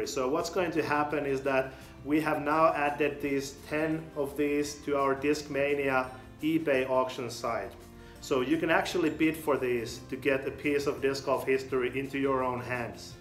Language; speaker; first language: English; non-native, fluent; Finnish